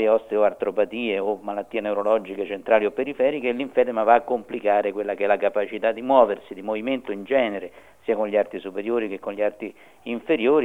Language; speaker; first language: Italian; native; Italian